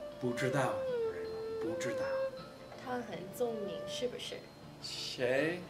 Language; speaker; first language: Chinese; non-native, learner; English